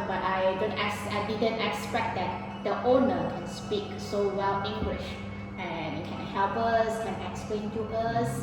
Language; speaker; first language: English; non-native, learner; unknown